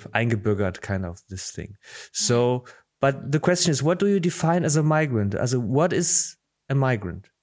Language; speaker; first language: English; non-native, fluent; Polish